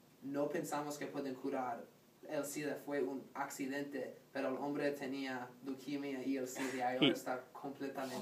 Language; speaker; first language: Spanish; non-native, learner; English